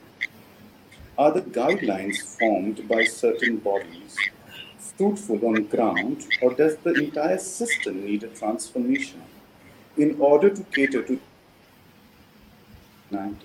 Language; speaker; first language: English; non-native, local second language; Hindi